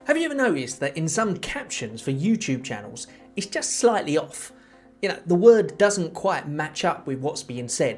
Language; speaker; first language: English; native; English